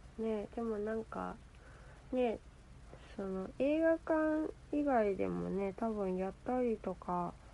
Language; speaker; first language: Japanese; native; Japanese